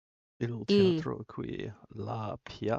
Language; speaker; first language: Italian; non-native, learner; English